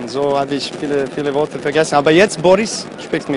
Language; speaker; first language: German; non-native, learner; Serbian